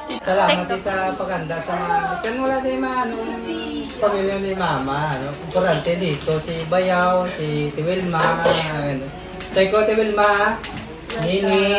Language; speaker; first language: Filipino; non-native, local second language; Cebuano